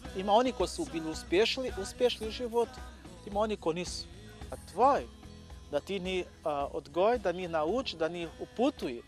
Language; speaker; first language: Bosnian; non-native, learner; Portuguese